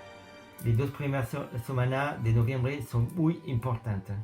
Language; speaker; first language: Spanish; non-native, learner; French